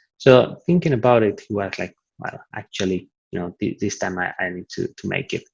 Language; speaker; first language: English; non-native, fluent; Italian